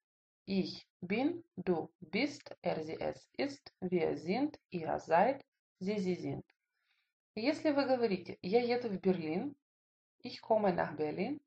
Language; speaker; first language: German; non-native, fluent; Russian